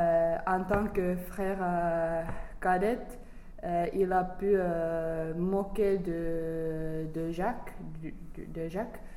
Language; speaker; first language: French; non-native, fluent; English